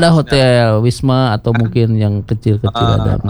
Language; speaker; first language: Indonesian; non-native, local second language; Sundanese